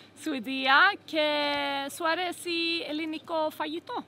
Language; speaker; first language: Greek; non-native, learner; Swedish